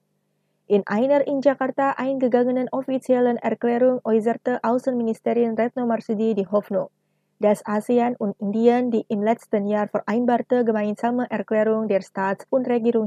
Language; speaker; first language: German; non-native, fluent; Indonesian